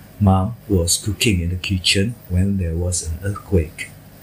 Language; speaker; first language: English; non-native, fluent; Indonesian